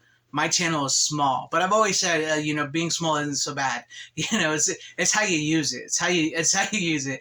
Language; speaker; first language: English; native; English